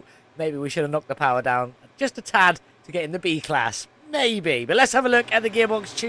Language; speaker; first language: English; native; English